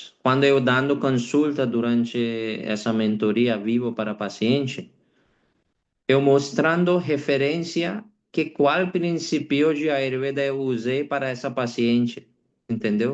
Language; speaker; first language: Portuguese; non-native, learner; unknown